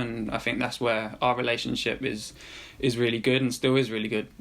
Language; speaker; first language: English; native; English